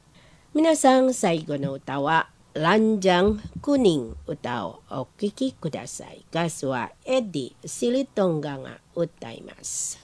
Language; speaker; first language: Japanese; non-native, learner; Indonesian